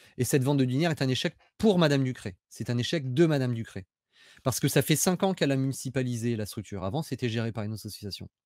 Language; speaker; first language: French; native; French